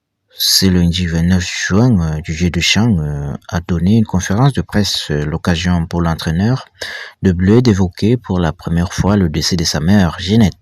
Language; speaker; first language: French; native; French